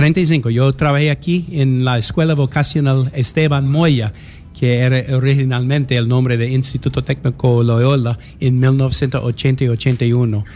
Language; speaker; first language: Spanish; non-native, learner; English